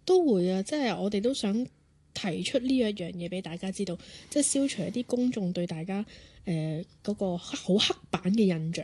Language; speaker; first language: Cantonese; native; Cantonese